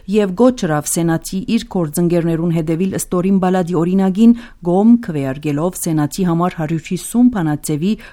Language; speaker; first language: Armenian; early bilingual, heritage; Armenian